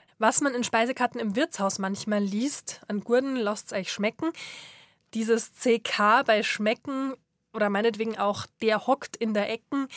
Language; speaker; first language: German; native; German